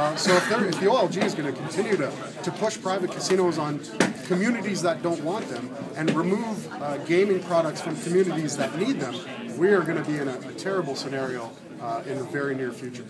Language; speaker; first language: English; native; English